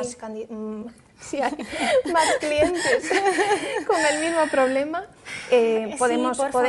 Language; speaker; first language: Spanish; native; Spanish